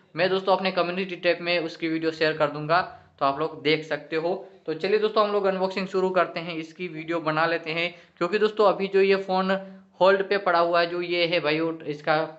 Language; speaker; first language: Hindi; non-native, local second language; Gujarati